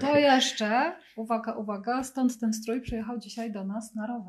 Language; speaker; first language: Polish; native; Polish